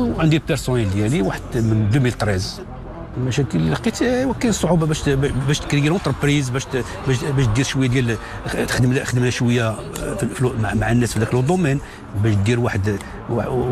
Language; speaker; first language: Arabic; native; Arabic